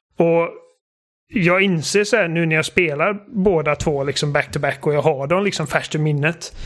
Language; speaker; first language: Swedish; native; Swedish